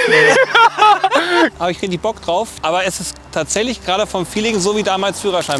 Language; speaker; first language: German; native; German